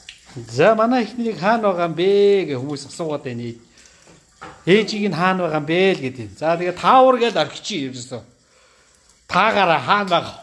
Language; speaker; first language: Mongolian; native; Mongolian